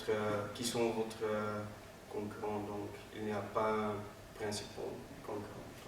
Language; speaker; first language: French; non-native, learner; Dutch